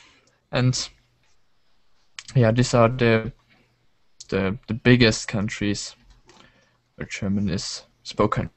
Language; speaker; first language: English; non-native, learner; German